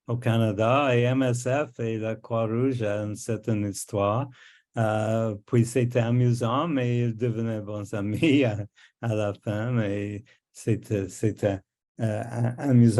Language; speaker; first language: French; non-native, local second language; English